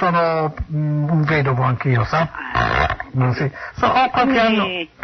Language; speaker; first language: Italian; native; Italian